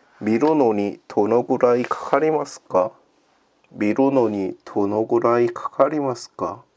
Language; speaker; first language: Japanese; non-native, learner; Korean